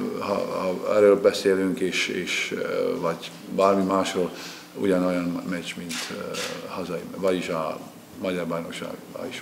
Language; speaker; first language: Hungarian; non-native, fluent; Slovak